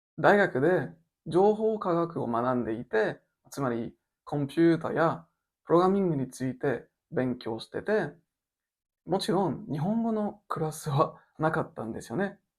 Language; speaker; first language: Japanese; non-native, learner; French